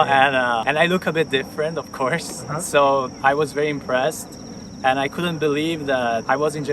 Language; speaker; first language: English; non-native, fluent; Italian